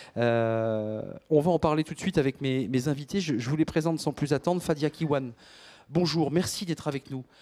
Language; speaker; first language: French; native; French